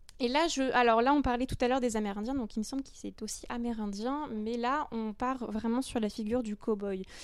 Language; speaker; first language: French; native; French